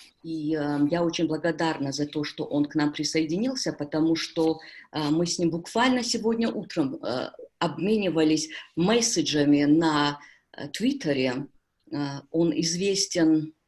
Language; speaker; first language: Russian; native; Russian